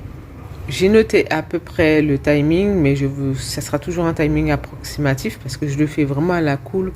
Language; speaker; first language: French; native; French